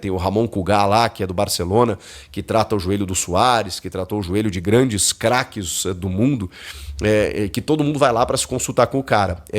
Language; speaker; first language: Portuguese; native; Portuguese